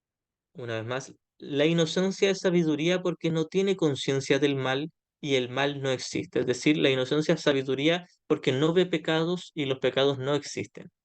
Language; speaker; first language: Spanish; native; Spanish